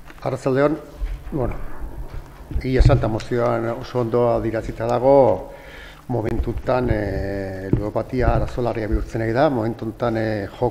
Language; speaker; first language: Basque; native; Basque